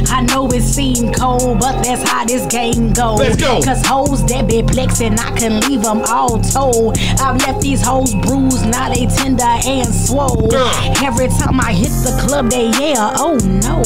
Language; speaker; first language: English; native; English